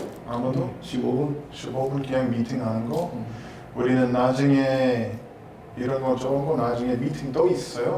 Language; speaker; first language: Korean; non-native, learner; English